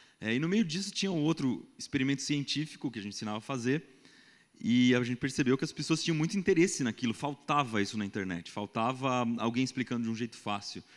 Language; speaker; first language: Portuguese; native; Portuguese